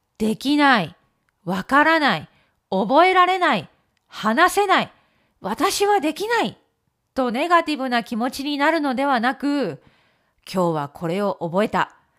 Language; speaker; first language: Japanese; native; Japanese